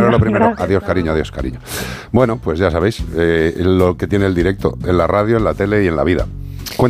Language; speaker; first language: Spanish; native; Spanish